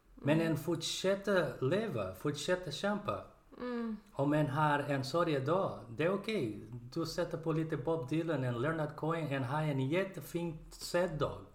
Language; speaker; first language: Swedish; non-native, learner; Portuguese